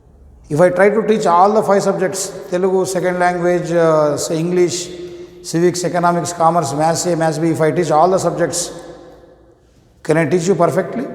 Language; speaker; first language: English; non-native, local second language; Telugu